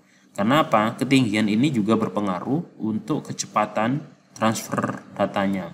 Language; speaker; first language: Indonesian; native; Indonesian